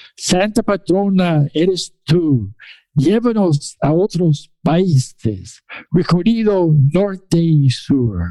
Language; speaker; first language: Spanish; non-native, fluent; English